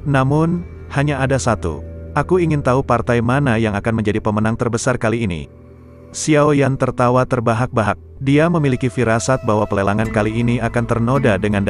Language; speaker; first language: Indonesian; native; Indonesian